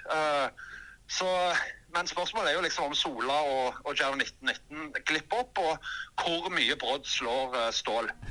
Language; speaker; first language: Norwegian; native; Norwegian